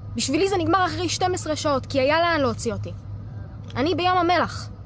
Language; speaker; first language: Hebrew; native; Hebrew